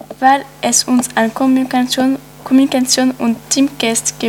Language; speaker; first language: German; non-native, learner; French